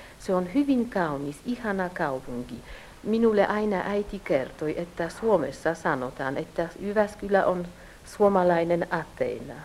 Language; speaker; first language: Finnish; early bilingual, heritage; Polish